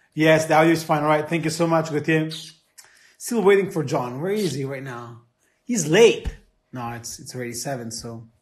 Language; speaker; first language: English; non-native, fluent; Italian